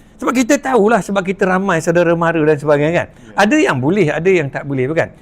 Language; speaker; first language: Malay; non-native, local second language; Min Nan Chinese